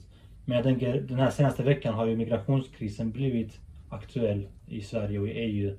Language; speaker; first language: Swedish; early bilingual, other home language; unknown